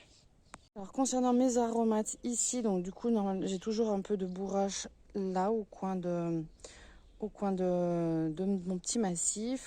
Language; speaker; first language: French; native; French